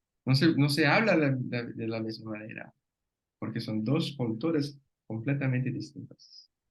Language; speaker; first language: Spanish; non-native, fluent; Portuguese